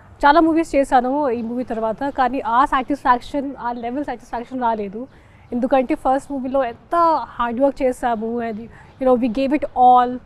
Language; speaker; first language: Telugu; non-native, fluent; Hindi